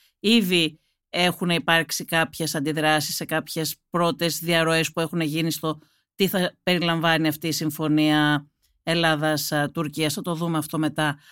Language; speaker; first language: Greek; native; Greek